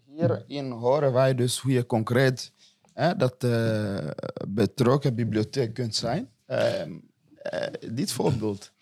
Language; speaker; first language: Dutch; non-native, fluent; Swahili